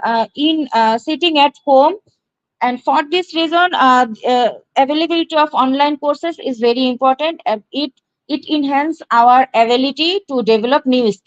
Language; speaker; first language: English; non-native, learner; Bangla